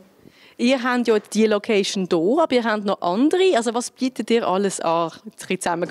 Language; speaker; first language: German; native; German